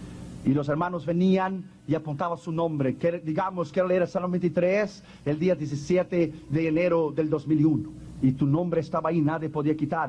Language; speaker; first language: Spanish; non-native, fluent; Portuguese